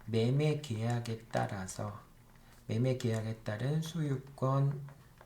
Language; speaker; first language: Korean; native; Korean